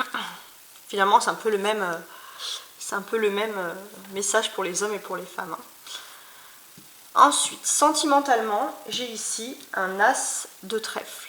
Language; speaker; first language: French; native; French